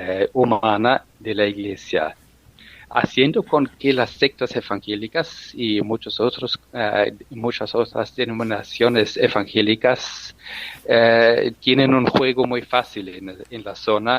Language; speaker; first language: Spanish; non-native, fluent; German